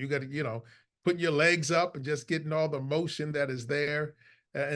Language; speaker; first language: English; native; English